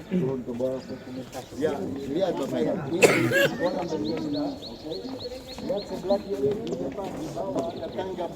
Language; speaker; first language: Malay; non-native, fluent; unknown